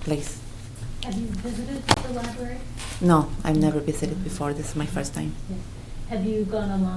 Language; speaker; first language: English; non-native, fluent; Spanish